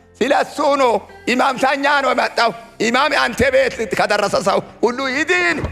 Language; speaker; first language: Amharic; non-native, local second language; Hadiyya